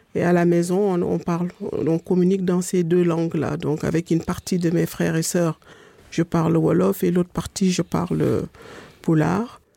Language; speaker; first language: French; non-native, local second language; Fula